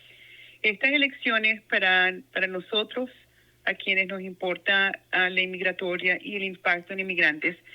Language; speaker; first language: Spanish; non-native, local second language; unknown